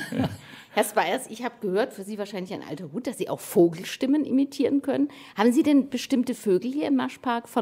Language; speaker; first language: German; native; German